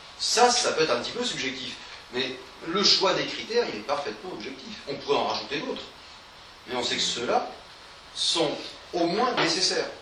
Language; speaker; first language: French; native; French